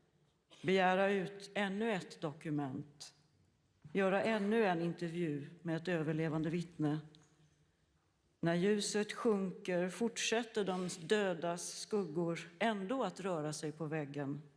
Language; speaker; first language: Swedish; native; Swedish